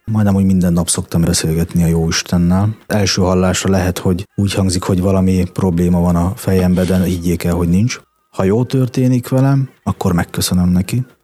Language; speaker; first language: Hungarian; native; Hungarian